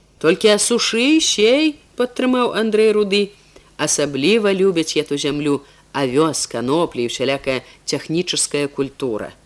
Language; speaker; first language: Belarusian; native; Belarusian